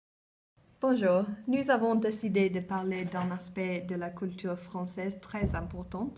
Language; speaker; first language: French; non-native, learner; English